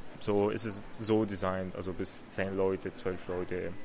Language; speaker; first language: German; non-native, learner; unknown